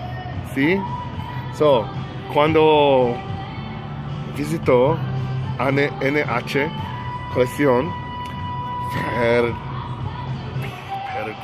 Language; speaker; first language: Spanish; non-native, learner; English